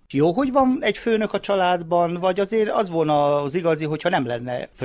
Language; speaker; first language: Hungarian; native; Hungarian